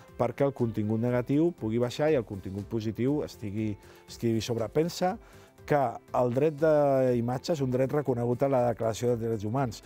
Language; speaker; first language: Catalan; native; Catalan